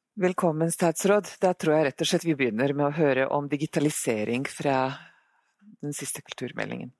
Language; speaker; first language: Norwegian; non-native, fluent; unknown